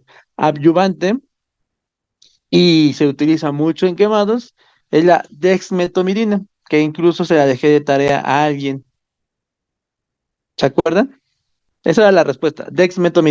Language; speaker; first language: Spanish; native; Spanish